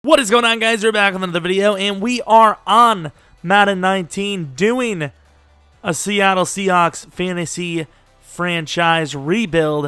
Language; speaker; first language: English; native; English